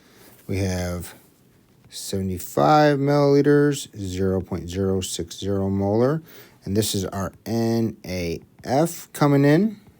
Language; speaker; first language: English; native; English